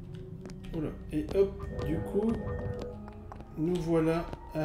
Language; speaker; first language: French; native; French